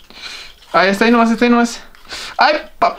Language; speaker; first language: Spanish; native; Spanish